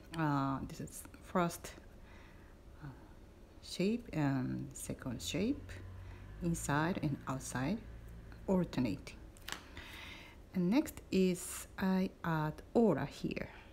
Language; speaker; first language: English; non-native, learner; Japanese